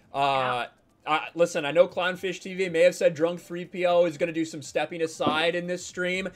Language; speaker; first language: English; native; English